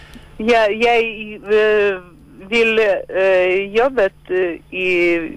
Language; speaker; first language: Swedish; non-native, learner; Lithuanian